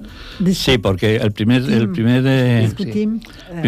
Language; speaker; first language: Catalan; non-native, local second language; Spanish